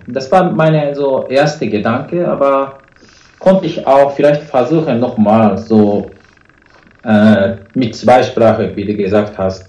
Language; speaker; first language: German; non-native, learner; Japanese